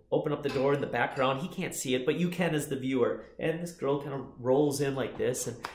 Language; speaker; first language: English; native; English